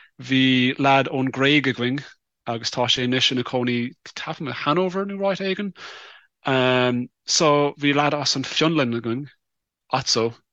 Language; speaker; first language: Irish; non-native, local second language; English